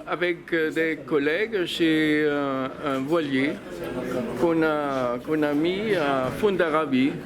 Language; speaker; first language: French; non-native, fluent; German